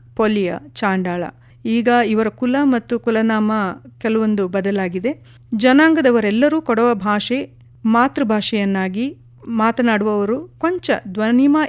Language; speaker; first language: Kannada; non-native, local second language; Kodava